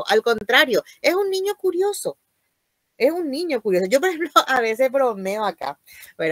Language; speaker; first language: Spanish; native; Spanish